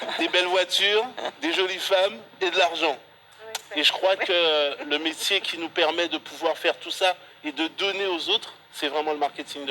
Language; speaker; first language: French; native; French